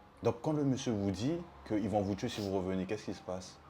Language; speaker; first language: French; native; French